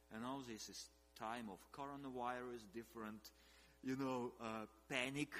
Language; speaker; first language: English; non-native, fluent; Russian